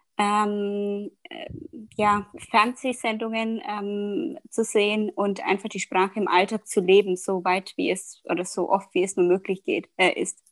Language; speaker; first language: German; native; German